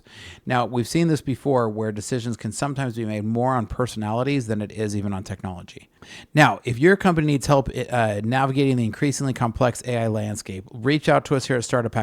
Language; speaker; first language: English; native; English